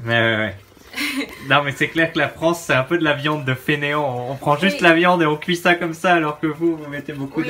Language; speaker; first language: French; native; French